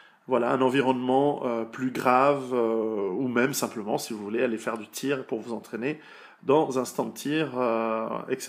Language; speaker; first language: French; native; French